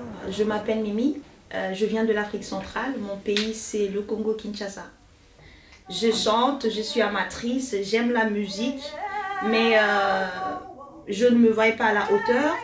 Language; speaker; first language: French; non-native, local second language; Lingala